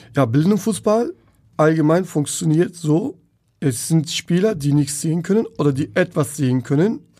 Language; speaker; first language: German; non-native, fluent; Turkish